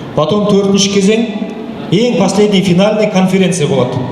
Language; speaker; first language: Russian; non-native, local second language; Kazakh